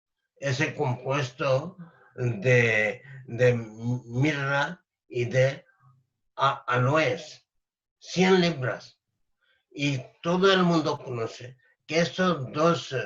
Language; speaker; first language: Spanish; non-native, learner; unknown